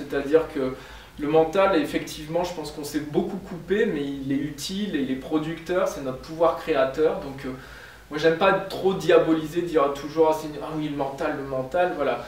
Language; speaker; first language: French; native; French